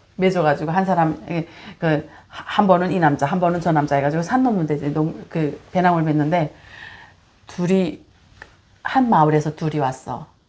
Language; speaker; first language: Korean; native; Korean